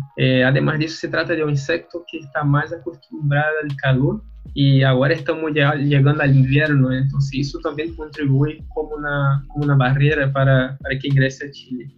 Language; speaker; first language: Spanish; non-native, learner; Portuguese